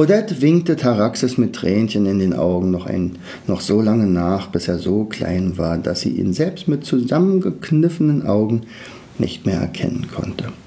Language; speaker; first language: German; native; German